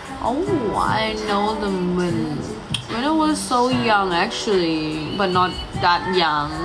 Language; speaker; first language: English; non-native, learner; Thai